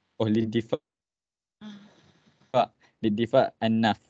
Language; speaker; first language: Arabic; non-native, learner; Malay